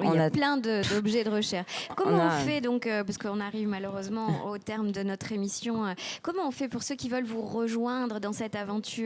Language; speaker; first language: French; native; French